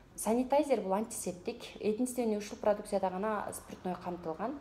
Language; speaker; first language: Russian; non-native, local second language; Kyrgyz